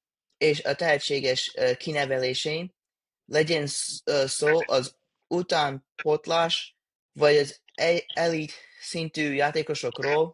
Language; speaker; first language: Hungarian; early bilingual, heritage; English